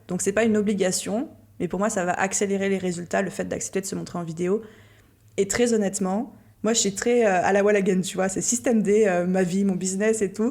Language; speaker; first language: French; native; French